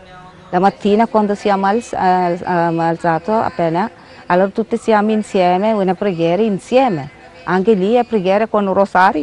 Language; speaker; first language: Italian; non-native, learner; Malayalam